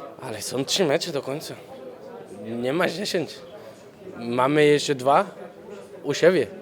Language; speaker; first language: Polish; non-native, fluent; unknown